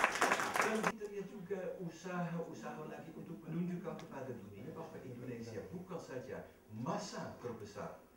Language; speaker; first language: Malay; non-native, fluent; Dutch